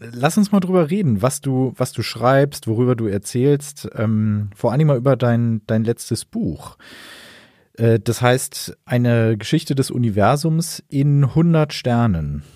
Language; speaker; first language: German; native; German